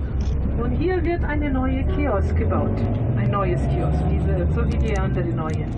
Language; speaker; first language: German; non-native, fluent; Portuguese